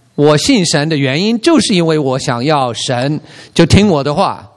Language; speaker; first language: Chinese; non-native, fluent; English